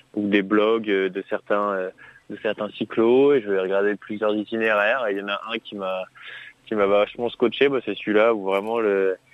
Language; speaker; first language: French; native; French